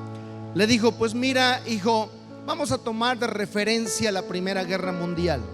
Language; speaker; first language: Spanish; native; Spanish